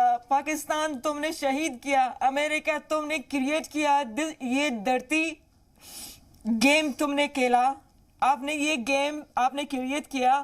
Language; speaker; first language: Hindi; non-native, learner; Persian